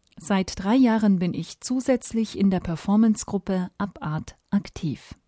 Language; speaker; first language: German; native; German